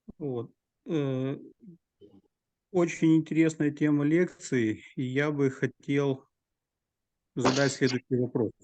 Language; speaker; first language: Russian; native; Russian